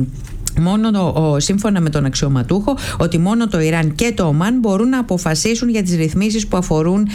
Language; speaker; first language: Greek; native; Greek